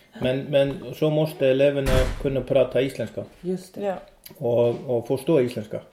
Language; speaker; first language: Swedish; non-native, learner; Icelandic